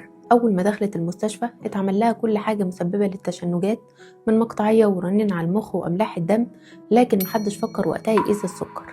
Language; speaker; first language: Arabic; native; Arabic